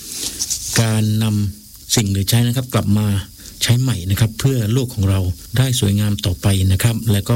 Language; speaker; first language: Thai; native; Thai